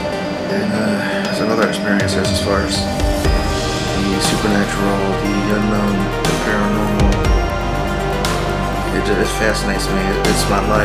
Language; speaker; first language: English; native; English